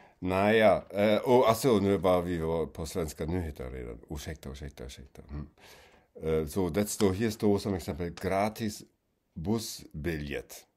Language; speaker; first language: Swedish; non-native, fluent; German